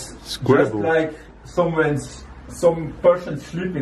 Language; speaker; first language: English; non-native, learner; Dutch